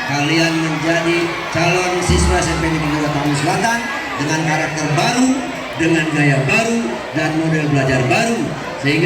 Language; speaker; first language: Indonesian; native; Indonesian